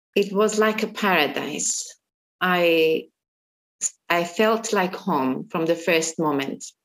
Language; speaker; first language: English; non-native, fluent; Armenian